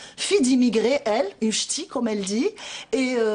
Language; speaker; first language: French; non-native, local second language; Arabic